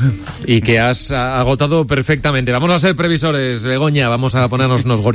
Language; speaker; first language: Spanish; native; Spanish